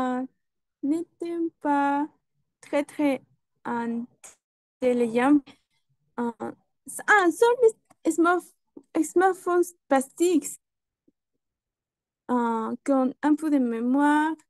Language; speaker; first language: French; non-native, learner; Spanish